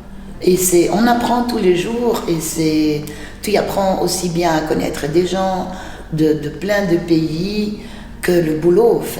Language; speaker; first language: French; non-native, fluent; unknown